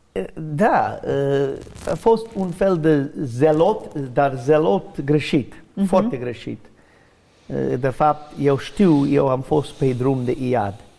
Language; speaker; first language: Romanian; early bilingual, heritage; English